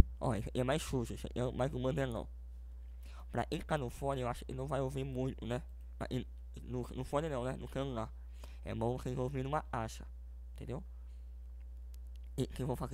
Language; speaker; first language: Portuguese; native; Portuguese